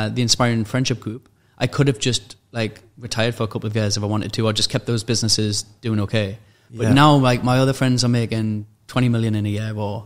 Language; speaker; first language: English; native; English